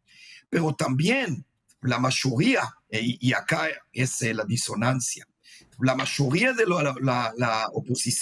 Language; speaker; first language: Spanish; non-native, fluent; Hebrew